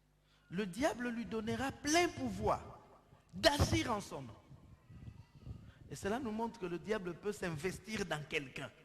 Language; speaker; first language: French; non-native, local second language; Lingala